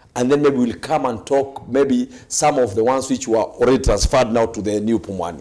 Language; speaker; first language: English; non-native, local second language; Swahili